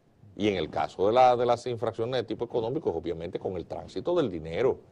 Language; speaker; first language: Spanish; native; Spanish